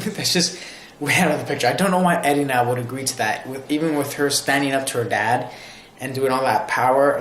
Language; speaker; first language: English; native; English